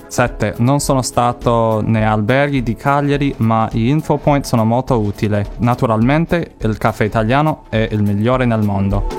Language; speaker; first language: Italian; non-native, learner; English